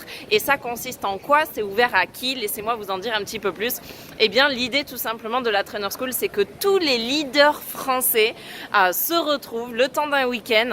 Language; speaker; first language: French; native; French